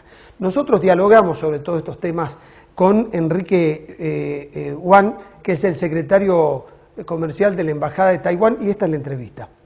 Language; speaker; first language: Spanish; native; Spanish